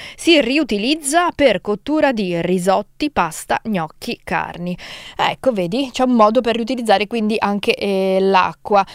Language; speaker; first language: Italian; native; Italian